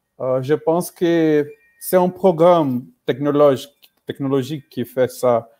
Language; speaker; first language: French; non-native, learner; Portuguese